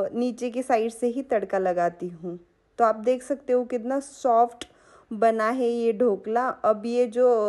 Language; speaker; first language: Hindi; non-native, local second language; Marathi